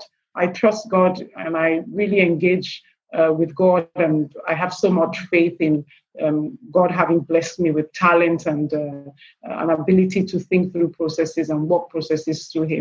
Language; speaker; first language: English; non-native, local second language; Yoruba